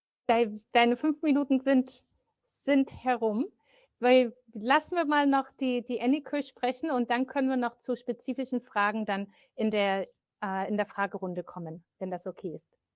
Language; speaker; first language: German; native; German